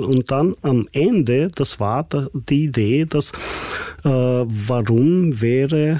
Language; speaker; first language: German; non-native, fluent; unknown